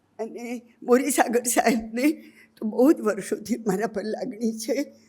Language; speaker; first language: Gujarati; native; Gujarati